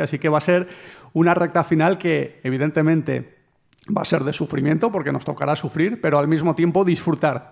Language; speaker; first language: Spanish; native; Spanish